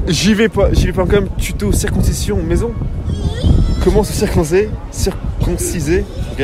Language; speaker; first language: French; native; French